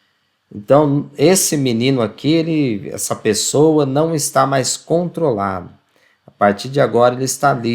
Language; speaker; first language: Portuguese; native; Portuguese